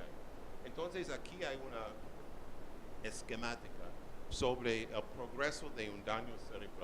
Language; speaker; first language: Spanish; non-native, learner; English